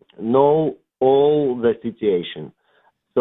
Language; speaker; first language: English; non-native, learner; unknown